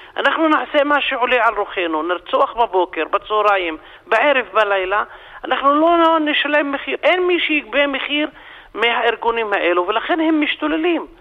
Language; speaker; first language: Hebrew; non-native, local second language; Arabic